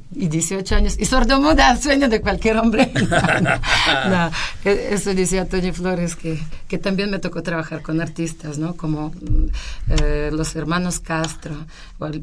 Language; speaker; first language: Spanish; non-native, fluent; Russian